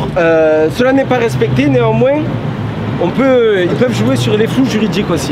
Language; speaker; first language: French; native; French